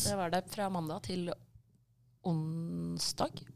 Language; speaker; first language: Norwegian; early bilingual, other home language; Tigrinya